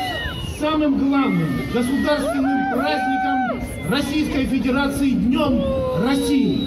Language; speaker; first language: Russian; native; Russian